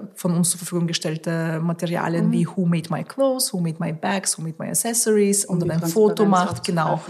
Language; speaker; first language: German; early bilingual, other home language; Russian